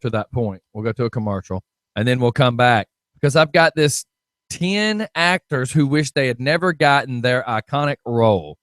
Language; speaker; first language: English; native; English